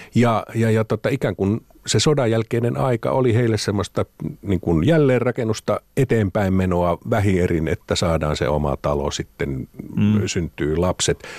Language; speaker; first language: Finnish; native; Finnish